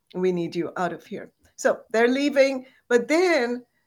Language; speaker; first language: English; non-native, local second language; Bangla